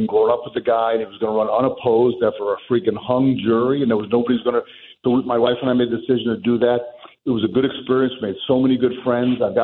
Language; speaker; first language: English; native; English